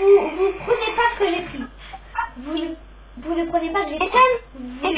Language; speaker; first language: French; native; French